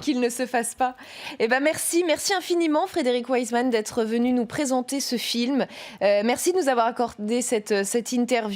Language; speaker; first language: French; native; French